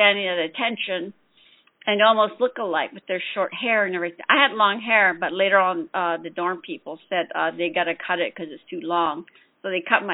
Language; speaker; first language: English; early bilingual, other home language; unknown